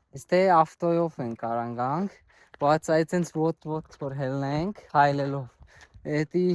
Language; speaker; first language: Armenian; non-native, learner; Hindi